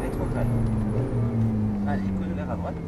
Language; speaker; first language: French; native; French